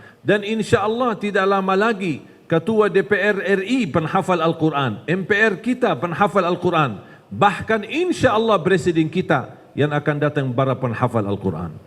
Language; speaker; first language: Malay; non-native, fluent; Arabic